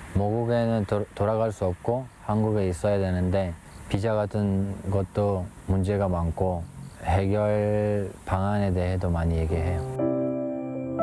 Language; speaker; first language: Korean; non-native, fluent; Persian